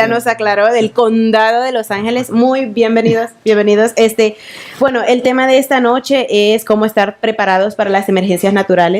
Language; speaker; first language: Spanish; native; Spanish